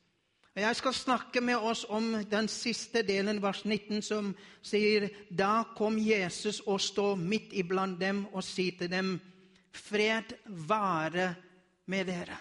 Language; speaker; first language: Norwegian; non-native, learner; Afrikaans